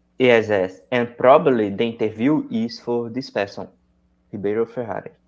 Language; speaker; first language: English; non-native, learner; Portuguese